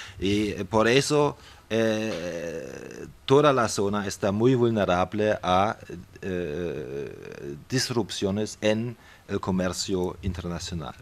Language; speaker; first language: Spanish; non-native, fluent; German